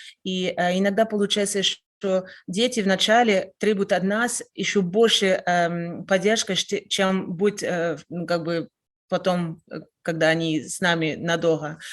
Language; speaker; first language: Russian; non-native, fluent; French